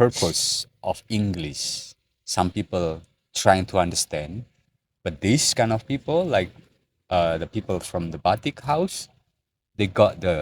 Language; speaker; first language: English; non-native, learner; Indonesian